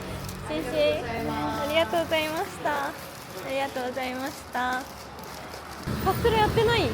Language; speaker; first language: Japanese; native; Japanese